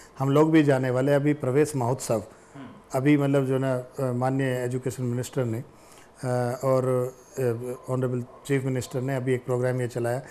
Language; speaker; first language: Hindi; native; Hindi